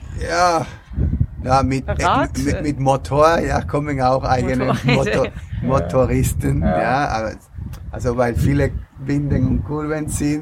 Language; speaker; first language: German; non-native, learner; Spanish